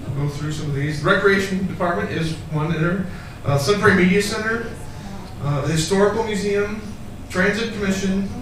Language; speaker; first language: English; native; English